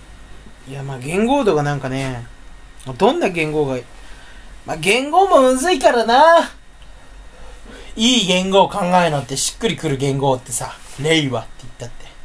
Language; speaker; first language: Japanese; native; Japanese